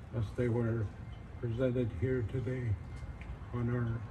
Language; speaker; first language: English; native; English